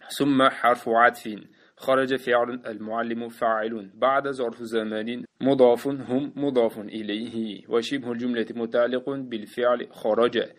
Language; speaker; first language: Arabic; non-native, fluent; Uzbek